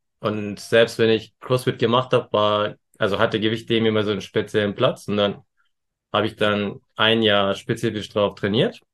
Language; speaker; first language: German; early bilingual, other home language; Turkish